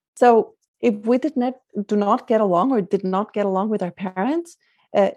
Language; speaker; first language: English; non-native, fluent; Spanish